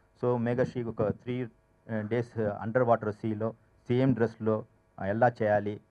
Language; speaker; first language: Telugu; non-native, learner; Tamil